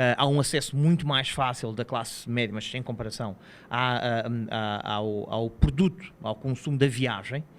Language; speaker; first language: Portuguese; native; Portuguese